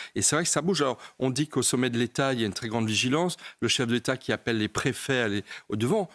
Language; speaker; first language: French; native; French